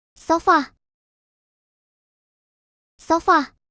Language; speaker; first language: Japanese; native; Japanese